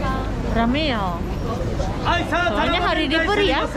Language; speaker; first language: Indonesian; non-native, fluent; Japanese